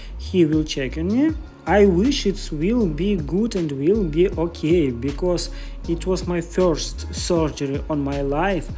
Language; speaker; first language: English; non-native, learner; Russian